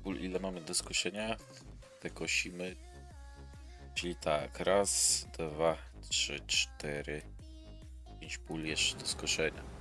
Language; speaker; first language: Polish; native; Polish